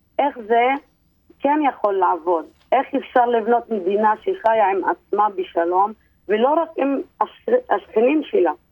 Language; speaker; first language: Hebrew; non-native, local second language; Arabic